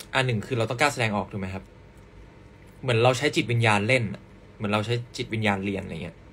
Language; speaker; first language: Thai; native; Thai